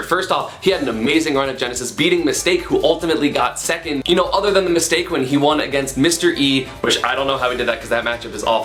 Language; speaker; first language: English; native; English